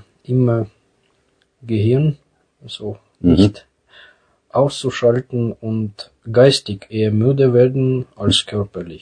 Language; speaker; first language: German; non-native, fluent; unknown